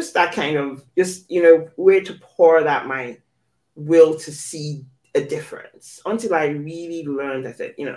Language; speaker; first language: English; non-native, local second language; Yoruba